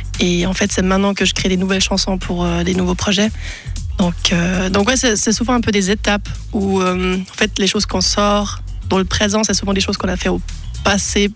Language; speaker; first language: French; non-native, local second language; German